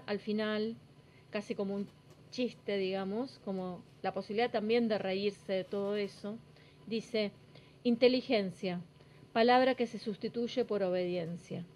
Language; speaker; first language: Spanish; native; Spanish